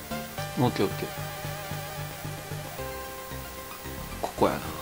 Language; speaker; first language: Japanese; native; Japanese